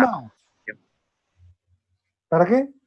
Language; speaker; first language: Spanish; native; Spanish